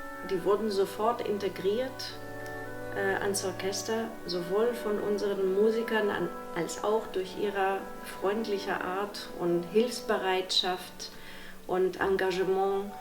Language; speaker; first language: German; non-native, fluent; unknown